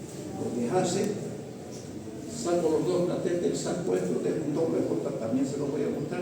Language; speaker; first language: Spanish; native; Spanish